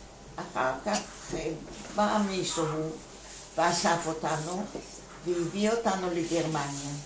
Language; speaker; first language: Hebrew; non-native, fluent; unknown